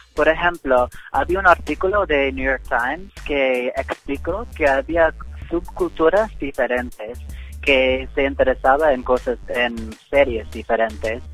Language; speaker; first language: Spanish; non-native, fluent; English